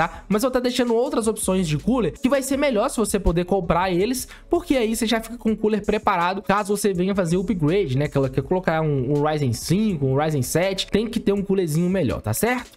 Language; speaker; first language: Portuguese; native; Portuguese